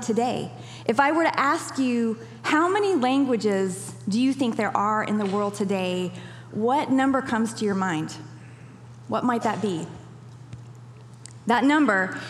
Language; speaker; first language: English; native; English